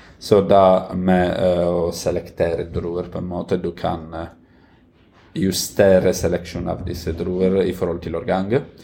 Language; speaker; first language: Norwegian; non-native, fluent; Italian